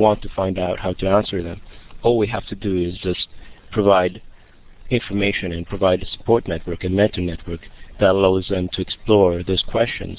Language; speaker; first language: English; non-native, fluent; Greek